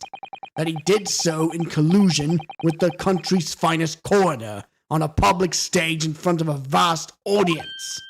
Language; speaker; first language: English; native; English